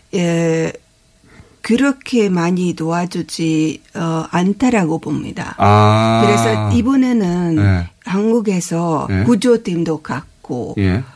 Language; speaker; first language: Korean; non-native, fluent; Hungarian